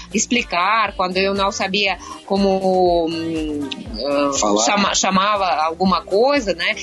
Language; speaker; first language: Portuguese; non-native, learner; Russian